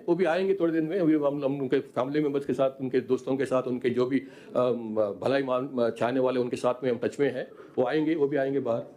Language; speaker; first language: Hindi; non-native, local second language; Telugu